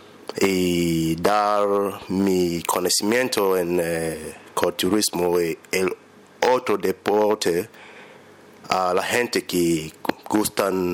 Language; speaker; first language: Spanish; non-native, learner; English